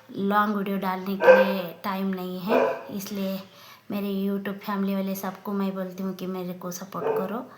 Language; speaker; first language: Hindi; non-native, local second language; Kannada